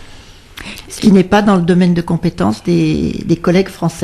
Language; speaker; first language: French; native; French